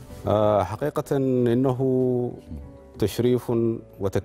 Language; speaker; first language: Arabic; native; Arabic